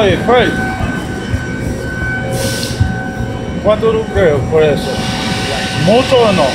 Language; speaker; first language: Spanish; non-native, learner; English